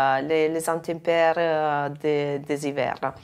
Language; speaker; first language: French; non-native, fluent; Italian